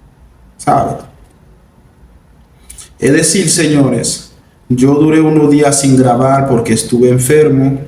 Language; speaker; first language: Spanish; non-native, fluent; Haitian Creole